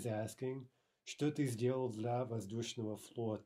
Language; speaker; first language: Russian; non-native, fluent; English